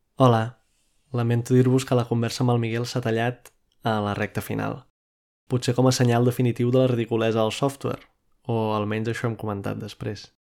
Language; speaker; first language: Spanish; non-native, local second language; Catalan